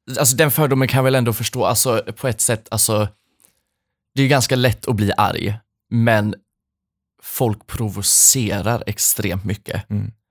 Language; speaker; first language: Swedish; early bilingual, other home language; Polish